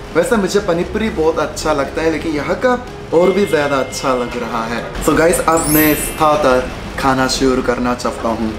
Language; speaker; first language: Hindi; non-native, fluent; Japanese